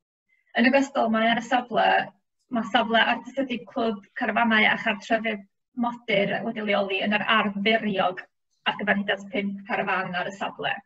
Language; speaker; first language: Welsh; native; Welsh